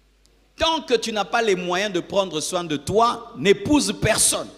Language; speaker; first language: French; non-native, local second language; Lingala